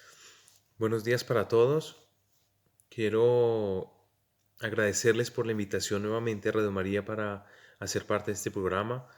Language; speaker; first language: Spanish; native; Spanish